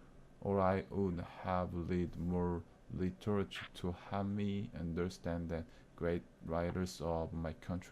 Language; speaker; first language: English; non-native, learner; Korean